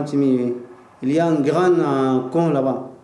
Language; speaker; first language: French; non-native, learner; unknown